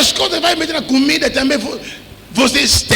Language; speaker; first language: Portuguese; non-native, learner; Lingala